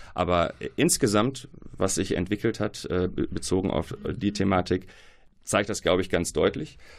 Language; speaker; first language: German; early bilingual, other home language; Arabic